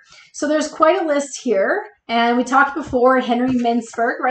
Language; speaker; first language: English; native; English